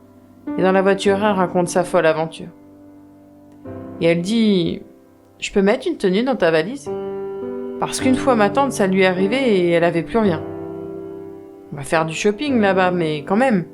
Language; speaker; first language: French; native; French